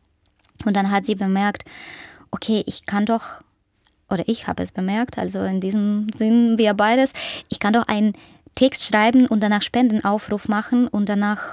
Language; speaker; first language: German; non-native, fluent; Ukrainian